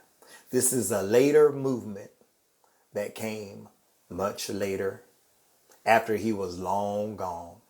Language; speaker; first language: English; native; English